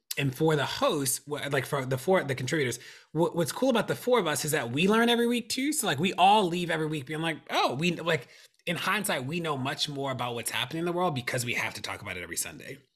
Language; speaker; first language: English; native; English